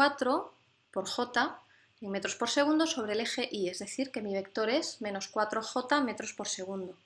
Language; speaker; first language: Spanish; native; Spanish